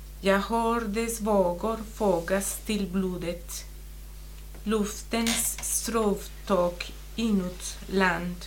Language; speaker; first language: Swedish; non-native, fluent; Spanish